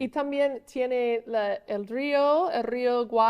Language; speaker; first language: Spanish; non-native, fluent; English